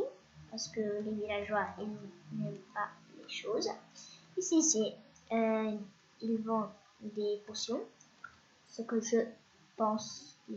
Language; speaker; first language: French; non-native, fluent; Spanish